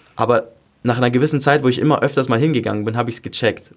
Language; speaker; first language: German; early bilingual, other home language; Greek